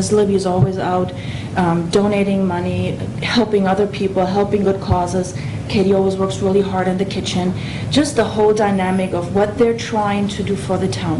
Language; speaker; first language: English; non-native, fluent; German